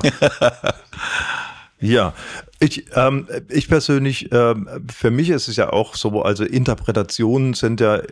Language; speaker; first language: German; native; German